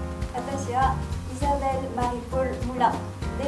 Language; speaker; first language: Japanese; non-native, fluent; French